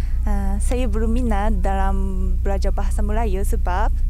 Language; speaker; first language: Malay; non-native, fluent; Japanese